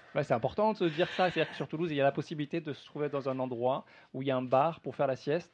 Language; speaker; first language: French; native; French